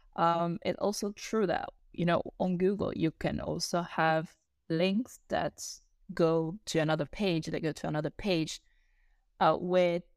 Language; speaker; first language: English; non-native, fluent; Italian